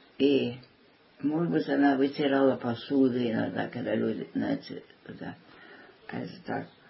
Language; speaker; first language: Russian; early bilingual, heritage; Russian